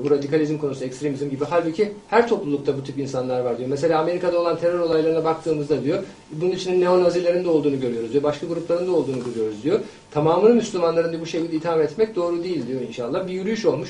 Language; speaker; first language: Turkish; native; Turkish